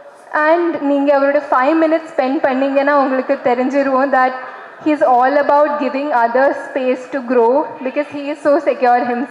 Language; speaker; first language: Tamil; non-native, learner; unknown